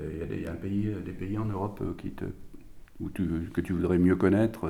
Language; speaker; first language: French; native; French